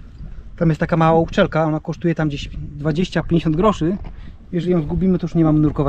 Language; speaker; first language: Polish; native; Polish